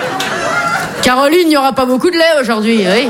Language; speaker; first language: French; native; French